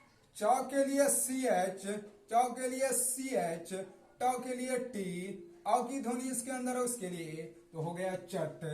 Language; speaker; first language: Hindi; native; Hindi